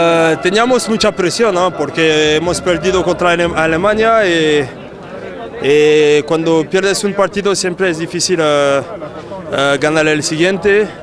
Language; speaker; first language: Spanish; non-native, fluent; French